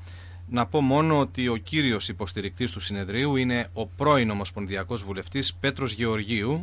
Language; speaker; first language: Greek; native; Greek